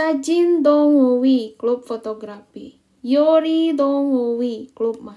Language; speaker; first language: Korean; non-native, fluent; Indonesian